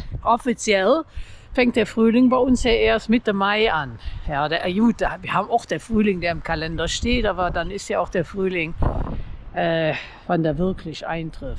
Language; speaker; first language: German; native; German